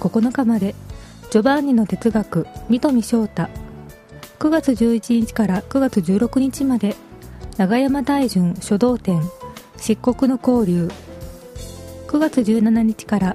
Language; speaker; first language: Japanese; native; Japanese